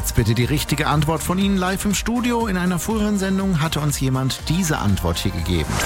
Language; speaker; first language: German; native; German